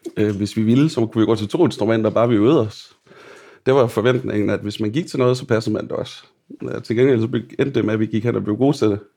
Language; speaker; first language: Danish; native; Danish